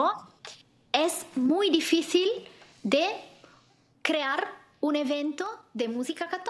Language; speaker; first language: Spanish; non-native, fluent; Italian